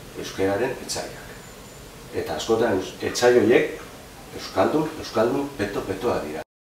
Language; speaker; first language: Basque; non-native, local second language; Spanish